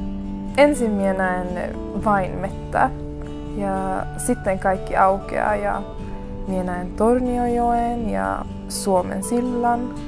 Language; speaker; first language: Finnish; non-native, local second language; Swedish